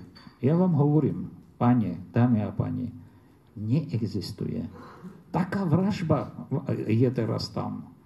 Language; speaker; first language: Slovak; non-native, fluent; Armenian